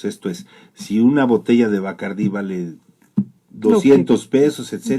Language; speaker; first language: Spanish; native; Spanish